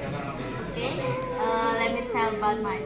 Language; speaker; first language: English; non-native, learner; Indonesian